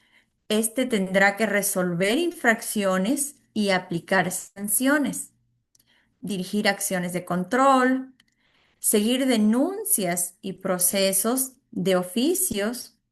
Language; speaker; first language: Spanish; native; Spanish